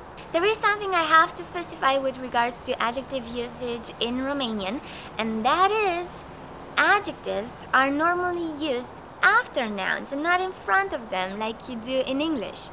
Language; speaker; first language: English; non-native, fluent; Romanian